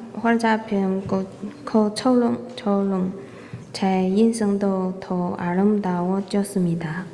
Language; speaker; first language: Korean; non-native, fluent; Chinese